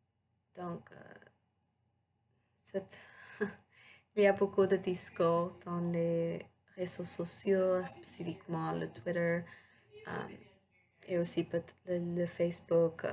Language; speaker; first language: French; non-native, learner; English